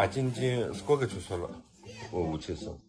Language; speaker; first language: Russian; non-native, learner; Chinese